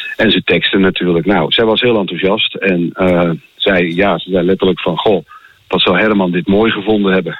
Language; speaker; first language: Dutch; native; Dutch